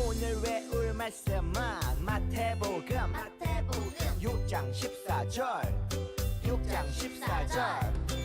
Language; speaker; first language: Korean; native; Korean